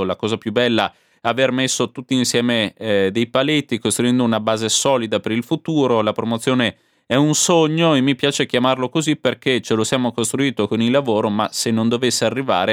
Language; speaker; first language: Italian; native; Italian